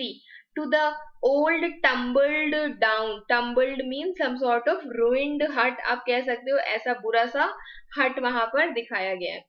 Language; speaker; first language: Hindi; native; Hindi